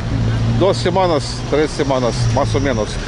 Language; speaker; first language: Spanish; non-native, learner; English